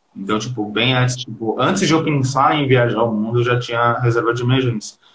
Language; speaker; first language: Portuguese; early bilingual, heritage; Portuguese